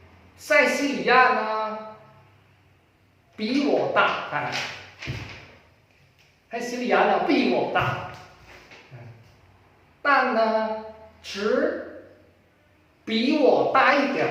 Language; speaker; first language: Chinese; non-native, fluent; Indonesian